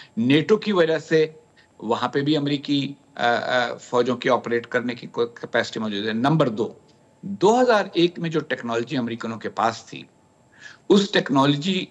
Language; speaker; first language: Urdu; native; Urdu